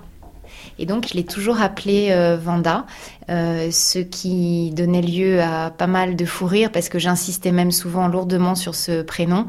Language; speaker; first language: French; native; French